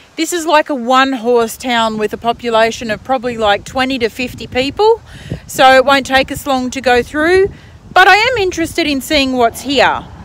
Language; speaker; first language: English; native; English